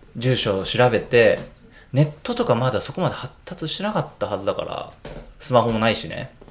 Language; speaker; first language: Japanese; native; Japanese